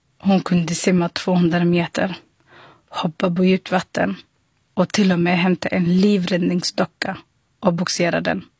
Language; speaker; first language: Swedish; non-native, fluent; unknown